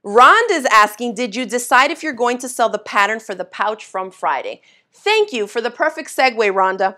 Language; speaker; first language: English; native; English